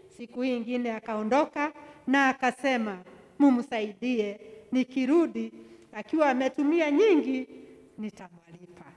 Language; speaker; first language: Swahili; non-native, local second language; Kikuyu